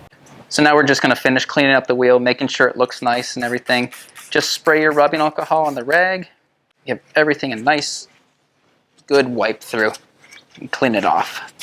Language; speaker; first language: English; native; English